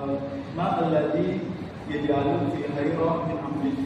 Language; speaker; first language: Arabic; non-native, learner; Indonesian